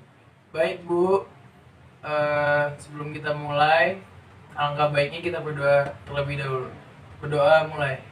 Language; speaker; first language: Indonesian; native; Indonesian